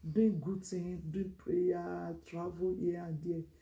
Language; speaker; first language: English; non-native, local second language; Yoruba